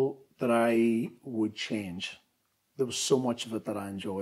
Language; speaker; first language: English; native; English